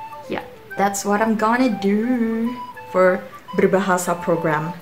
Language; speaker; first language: English; non-native, fluent; Indonesian